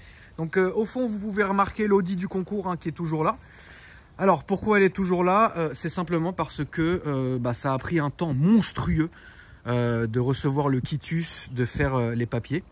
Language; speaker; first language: French; native; French